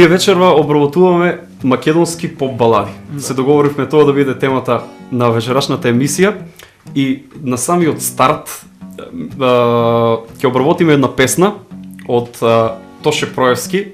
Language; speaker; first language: Macedonian; native; Macedonian